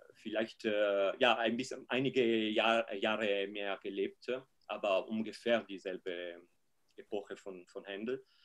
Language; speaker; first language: German; non-native, fluent; Italian